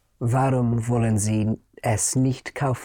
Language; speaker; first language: German; non-native, learner; English